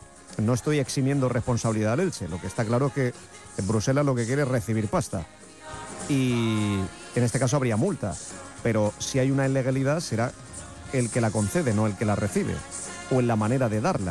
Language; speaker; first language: Spanish; native; Spanish